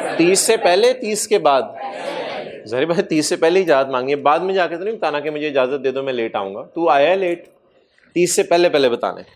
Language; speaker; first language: Urdu; native; Urdu